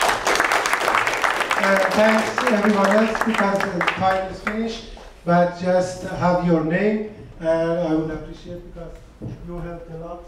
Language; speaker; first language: English; non-native, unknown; Persian